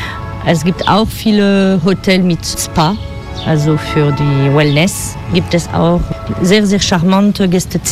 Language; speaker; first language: German; non-native, fluent; French